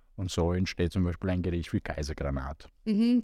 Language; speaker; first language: German; non-native, fluent; Romanian